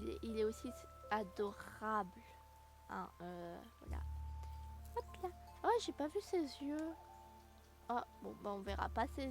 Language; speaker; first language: French; native; French